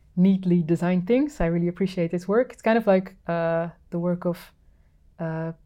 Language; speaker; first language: English; non-native, fluent; Dutch